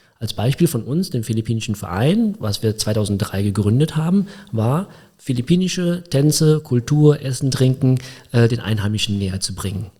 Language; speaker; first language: German; early bilingual, other home language; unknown